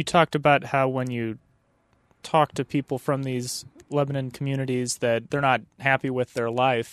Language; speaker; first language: English; native; English